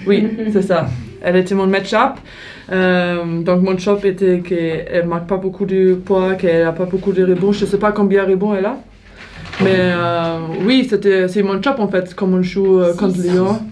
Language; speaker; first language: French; non-native, learner; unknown